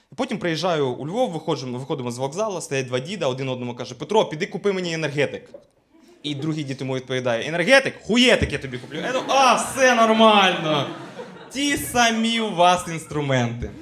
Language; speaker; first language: Ukrainian; non-native, local second language; Russian